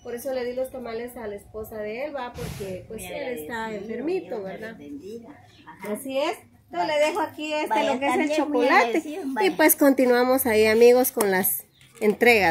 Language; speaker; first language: Spanish; native; Spanish